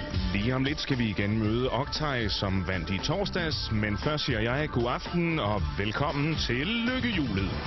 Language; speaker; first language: Danish; native; Danish